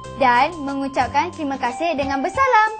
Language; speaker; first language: Malay; native; Malay